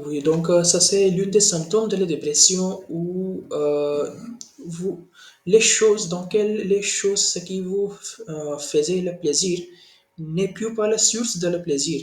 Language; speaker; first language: French; non-native, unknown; Hindi